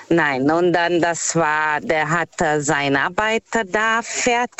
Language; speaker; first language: German; non-native, fluent; Portuguese